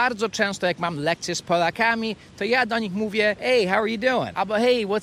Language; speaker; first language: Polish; non-native, fluent; English